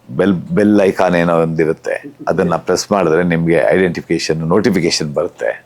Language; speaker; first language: Kannada; native; Kannada